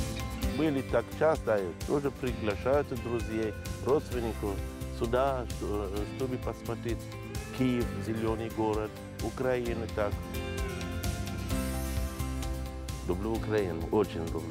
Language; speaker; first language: Russian; non-native, fluent; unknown